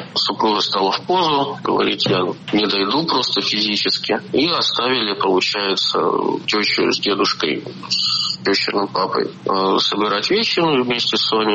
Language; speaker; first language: Russian; native; Russian